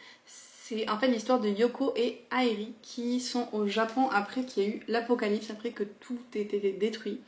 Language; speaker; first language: French; native; French